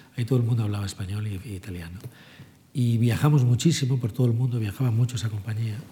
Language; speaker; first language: Spanish; native; Spanish